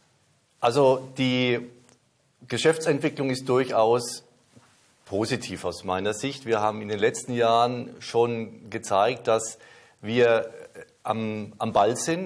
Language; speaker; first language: German; native; German